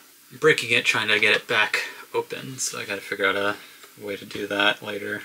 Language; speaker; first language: English; native; English